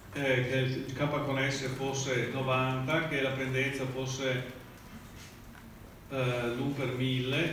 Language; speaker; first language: Italian; native; Italian